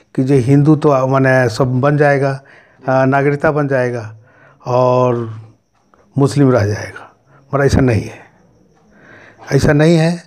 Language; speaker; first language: Hindi; native; Hindi